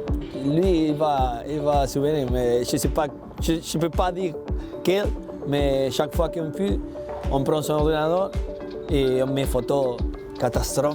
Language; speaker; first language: French; non-native, learner; Spanish